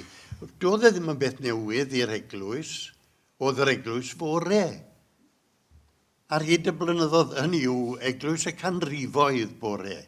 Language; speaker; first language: Welsh; native; Welsh